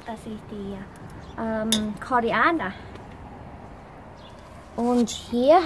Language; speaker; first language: German; non-native, learner; Vietnamese